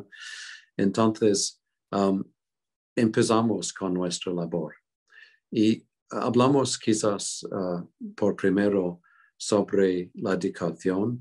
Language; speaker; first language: Spanish; non-native, fluent; English